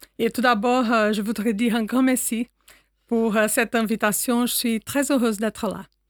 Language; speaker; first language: French; non-native, fluent; Portuguese